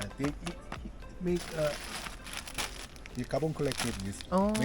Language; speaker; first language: English; non-native, learner; Korean